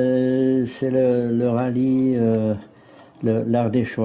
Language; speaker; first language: French; non-native, fluent; Czech